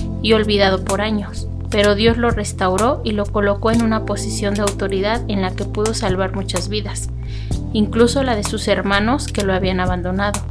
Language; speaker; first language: Spanish; native; Spanish